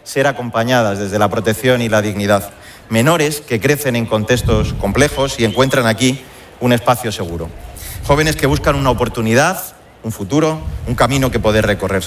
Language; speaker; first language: Spanish; native; Spanish